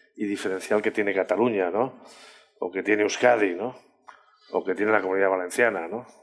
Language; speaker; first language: Spanish; native; Spanish